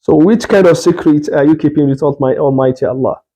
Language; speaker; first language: English; non-native, local second language; Yoruba